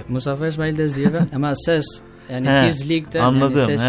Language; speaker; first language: Turkish; non-native, learner; Albanian